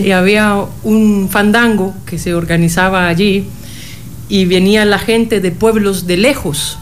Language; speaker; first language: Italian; non-native, learner; Spanish